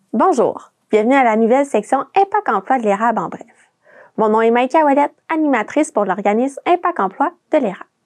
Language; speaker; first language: French; native; French